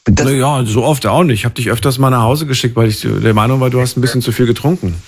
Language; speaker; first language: German; native; German